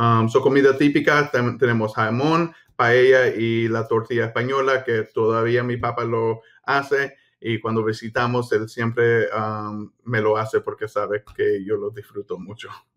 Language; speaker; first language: Spanish; early bilingual, heritage; Spanish